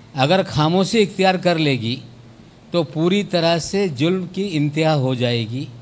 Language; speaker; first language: Hindi; non-native, local second language; Marathi